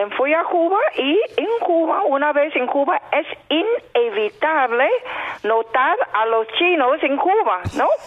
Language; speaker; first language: Spanish; non-native, fluent; Chinese